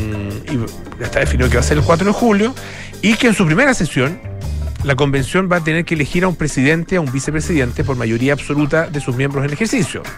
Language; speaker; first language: Spanish; native; Spanish